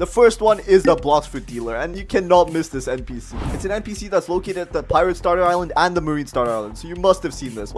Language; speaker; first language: English; native; English